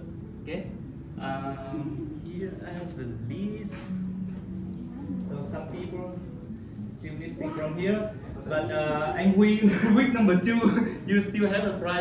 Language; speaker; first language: English; non-native, learner; Vietnamese